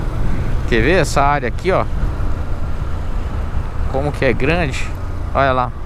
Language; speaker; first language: Portuguese; native; Portuguese